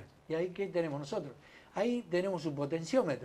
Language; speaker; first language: Spanish; native; Spanish